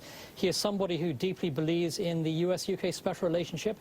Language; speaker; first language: English; native; English